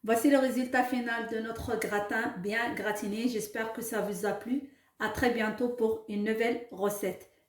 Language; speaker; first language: French; non-native, local second language; Arabic